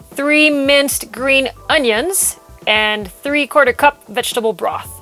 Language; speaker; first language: English; non-native, local second language; French